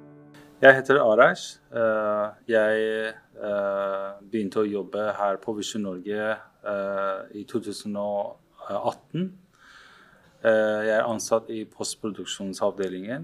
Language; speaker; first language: Norwegian; non-native, fluent; Persian